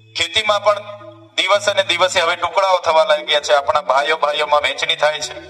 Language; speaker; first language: Gujarati; non-native, local second language; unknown